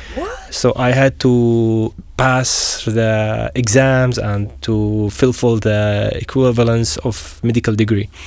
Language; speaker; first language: English; non-native, fluent; Arabic